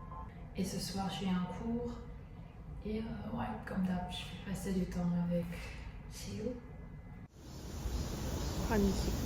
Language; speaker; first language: French; non-native, fluent; Korean